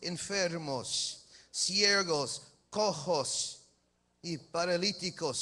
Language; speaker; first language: Spanish; early bilingual, heritage; English